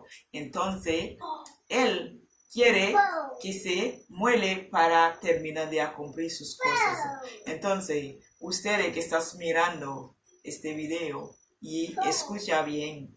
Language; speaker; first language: Spanish; non-native, learner; Haitian Creole